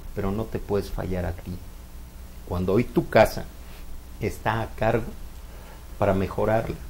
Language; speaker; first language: Spanish; native; Spanish